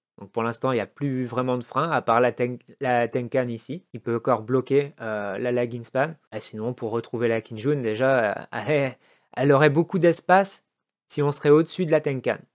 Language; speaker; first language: French; native; French